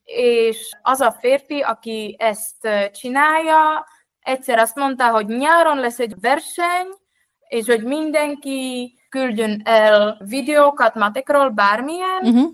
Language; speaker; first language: Hungarian; non-native, fluent; Czech